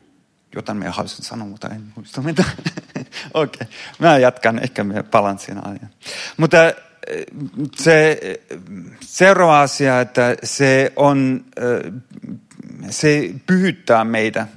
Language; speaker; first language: Finnish; non-native, fluent; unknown